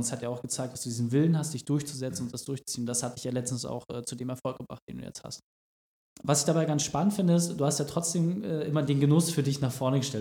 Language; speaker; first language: German; native; German